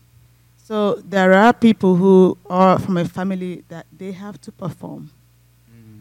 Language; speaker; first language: English; non-native, local second language; Igbo